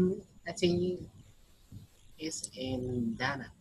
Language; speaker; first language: English; non-native, learner; Vietnamese